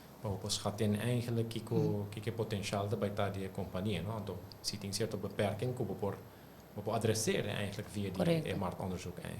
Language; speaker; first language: Dutch; non-native, local second language; Papiamento